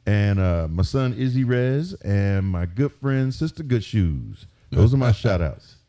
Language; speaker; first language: English; native; English